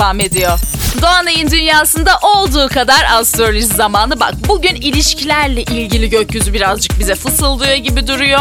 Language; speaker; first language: Turkish; native; Turkish